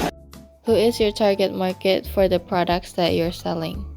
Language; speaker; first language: English; non-native, fluent; Indonesian